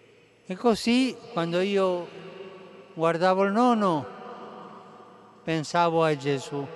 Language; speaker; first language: Italian; non-native, fluent; Spanish